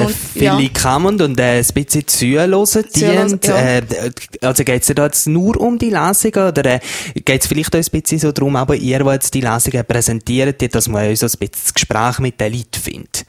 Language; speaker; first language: German; native; German